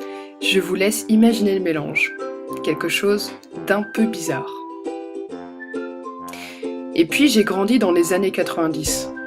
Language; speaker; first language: French; native; French